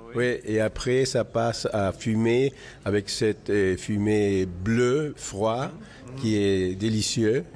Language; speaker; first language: French; non-native, fluent; Spanish